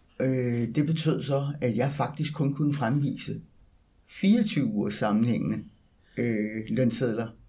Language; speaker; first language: Danish; native; Danish